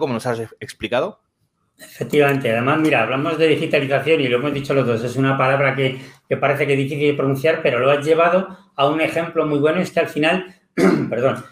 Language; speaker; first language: Spanish; native; Spanish